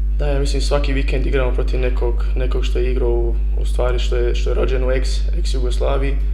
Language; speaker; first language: Croatian; early bilingual, heritage; Bosnian